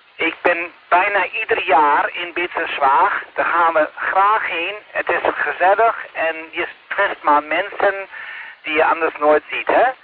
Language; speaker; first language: Dutch; early bilingual, heritage; Dutch